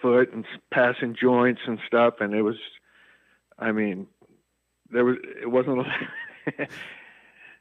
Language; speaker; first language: English; native; English